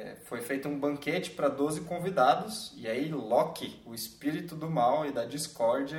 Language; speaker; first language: Portuguese; native; Portuguese